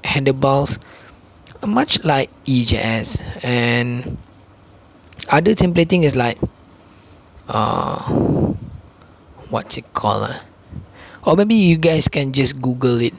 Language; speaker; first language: English; non-native, local second language; Malay